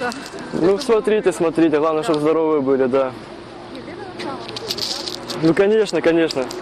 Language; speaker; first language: Russian; native; Russian